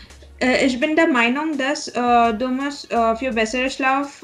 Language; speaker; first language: German; non-native, learner; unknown